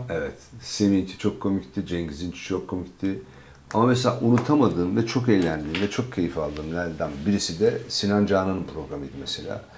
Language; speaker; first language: Turkish; native; Turkish